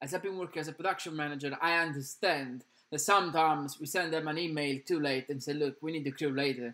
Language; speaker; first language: English; non-native, fluent; Italian